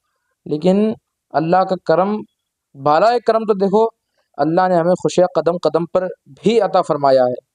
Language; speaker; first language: Urdu; native; Urdu